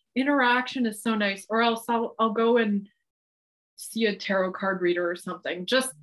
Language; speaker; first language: English; native; English